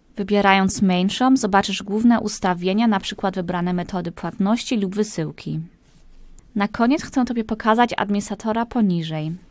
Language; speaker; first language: Polish; early bilingual, heritage; Polish